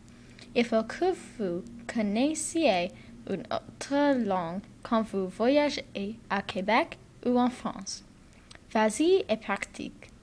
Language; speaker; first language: French; non-native, learner; English